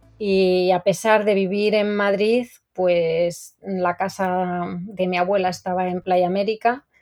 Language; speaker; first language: Spanish; native; Spanish